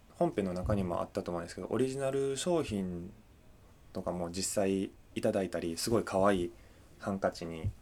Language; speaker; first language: Japanese; native; Japanese